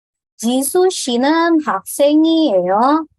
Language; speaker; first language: Korean; non-native, fluent; Indonesian